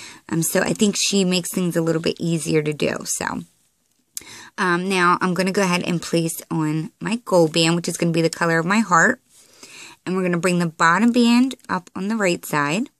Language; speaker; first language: English; native; English